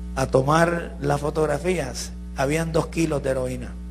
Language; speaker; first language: Spanish; early bilingual, heritage; Spanish